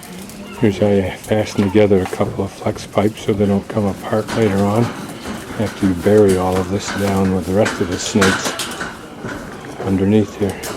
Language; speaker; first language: English; native; English